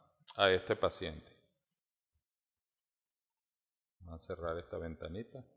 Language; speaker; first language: Spanish; native; Spanish